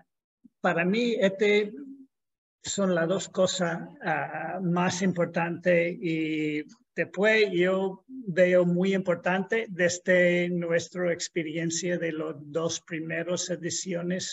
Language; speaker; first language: Spanish; non-native, fluent; English